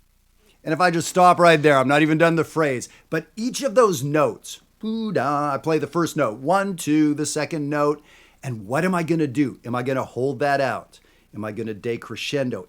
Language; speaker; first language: English; native; English